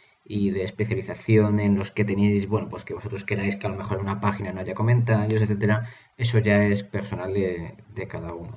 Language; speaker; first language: Spanish; native; Spanish